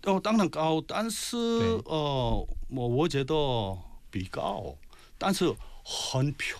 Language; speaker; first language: Chinese; non-native, learner; Korean